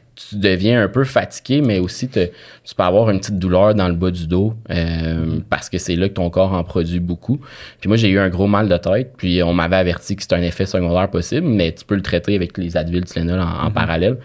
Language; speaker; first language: French; native; French